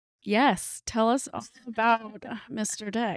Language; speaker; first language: English; native; English